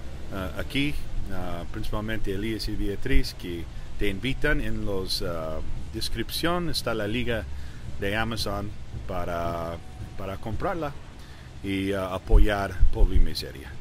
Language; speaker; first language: Spanish; early bilingual, heritage; English